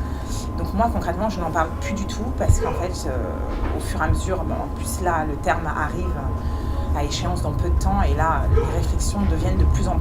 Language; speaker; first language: French; native; French